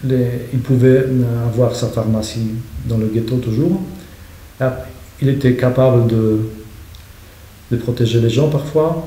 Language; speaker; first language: French; non-native, fluent; Polish